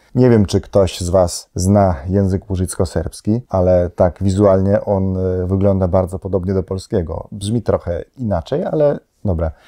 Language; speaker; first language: Polish; non-native, fluent; Slovenian